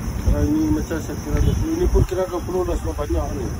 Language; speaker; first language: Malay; non-native, local second language; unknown